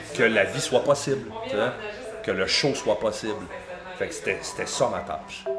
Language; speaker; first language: French; native; French